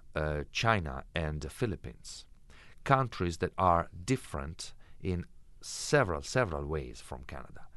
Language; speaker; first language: English; non-native, fluent; Italian